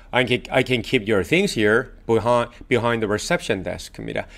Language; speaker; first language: English; non-native, fluent; Korean